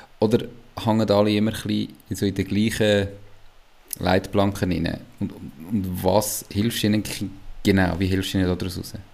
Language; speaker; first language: German; native; German